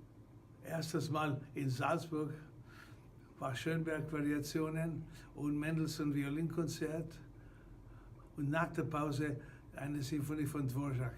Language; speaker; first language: German; non-native, fluent; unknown